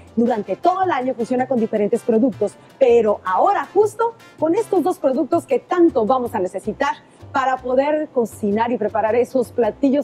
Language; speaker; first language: Spanish; native; Spanish